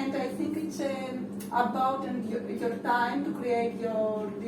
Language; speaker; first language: English; non-native, learner; Greek